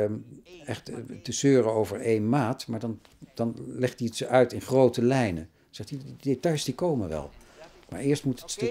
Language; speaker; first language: Dutch; native; Dutch